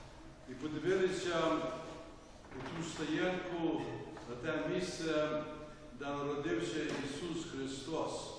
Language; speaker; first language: Ukrainian; early bilingual, heritage; Ukrainian